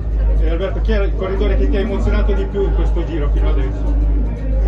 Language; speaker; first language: Italian; native; Italian